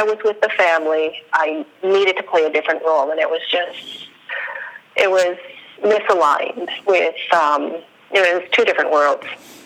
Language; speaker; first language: English; non-native, fluent; Spanish